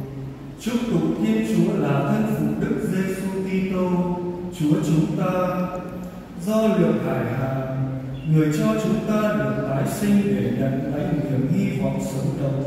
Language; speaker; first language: Vietnamese; native; Vietnamese